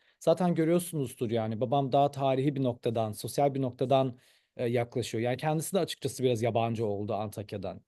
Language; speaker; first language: Turkish; early bilingual, heritage; Turkish